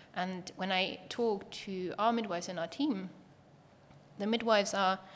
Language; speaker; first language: English; non-native, fluent; German